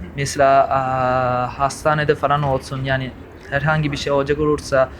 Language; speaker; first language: Turkish; early bilingual, heritage; Turkish